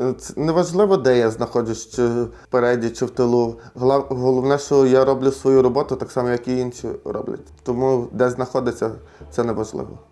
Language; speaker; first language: Ukrainian; native; Ukrainian